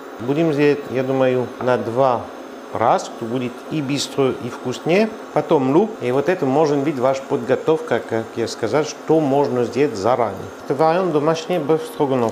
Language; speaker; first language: Russian; non-native, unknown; French